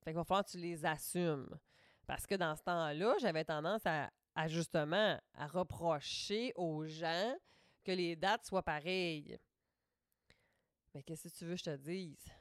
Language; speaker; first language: French; native; French